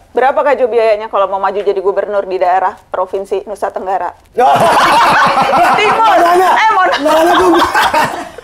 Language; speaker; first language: Indonesian; native; Indonesian